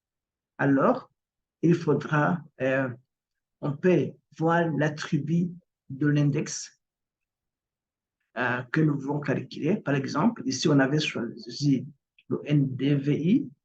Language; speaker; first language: French; non-native, local second language; Kinyarwanda